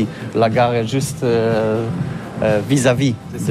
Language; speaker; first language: French; non-native, learner; Polish